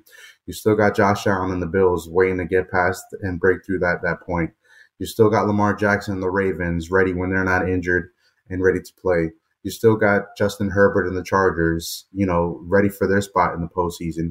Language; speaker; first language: English; native; English